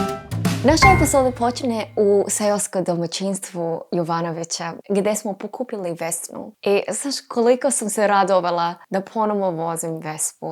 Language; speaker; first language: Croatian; non-native, learner; English